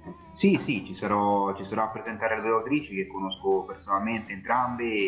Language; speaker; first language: Italian; native; Italian